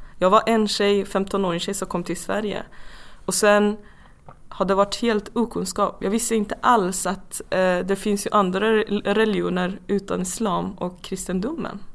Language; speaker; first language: Swedish; non-native, fluent; Persian